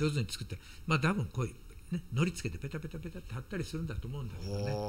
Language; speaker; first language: Japanese; native; Japanese